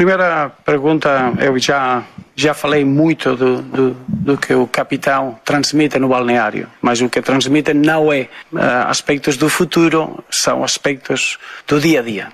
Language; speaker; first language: Portuguese; non-native, fluent; Spanish